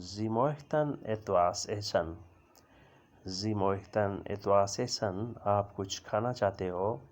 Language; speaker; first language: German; non-native, learner; Urdu